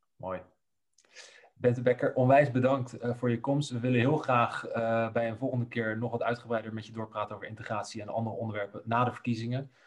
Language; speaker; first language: Dutch; native; Dutch